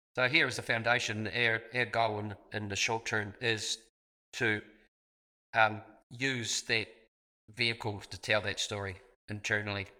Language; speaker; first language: English; native; English